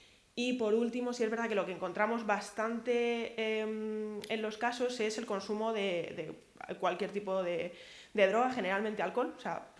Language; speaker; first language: Spanish; native; Spanish